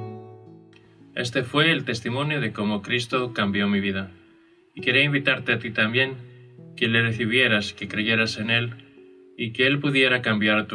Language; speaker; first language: Spanish; non-native, fluent; Greek